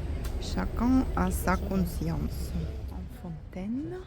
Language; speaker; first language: French; non-native, fluent; Russian